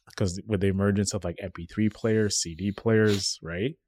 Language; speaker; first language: English; early bilingual, other home language; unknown